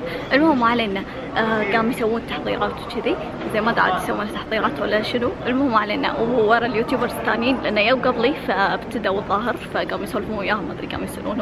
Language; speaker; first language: Arabic; native; Arabic